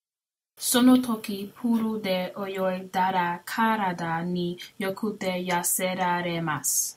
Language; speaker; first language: Japanese; non-native, learner; English